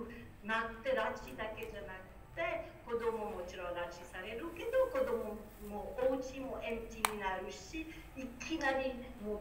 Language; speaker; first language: Japanese; non-native, learner; French